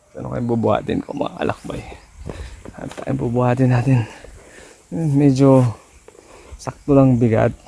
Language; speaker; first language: Filipino; non-native, local second language; Iloko